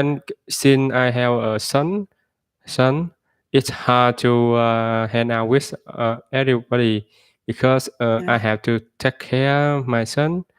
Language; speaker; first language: English; non-native, learner; Vietnamese